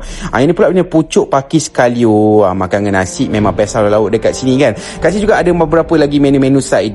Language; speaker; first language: Malay; native; Malay